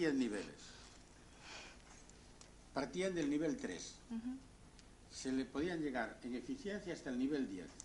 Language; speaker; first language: Spanish; native; Spanish